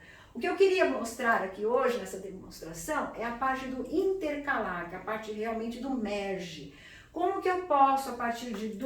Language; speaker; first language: Portuguese; native; Portuguese